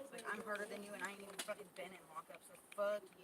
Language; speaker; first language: English; native; English